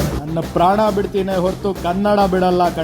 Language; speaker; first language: Kannada; native; Kannada